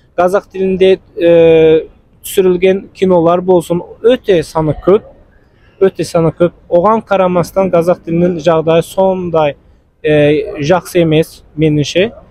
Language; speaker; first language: Kazakh; early bilingual, heritage; Azerbaijani